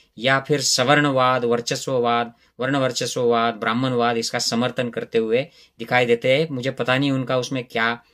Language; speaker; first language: Hindi; non-native, local second language; Marathi